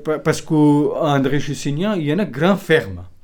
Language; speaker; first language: French; non-native, learner; Kurdish